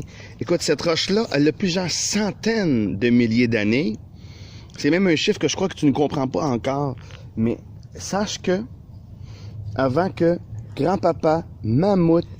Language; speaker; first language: French; native; French